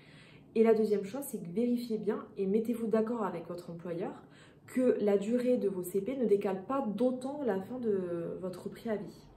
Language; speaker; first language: French; native; French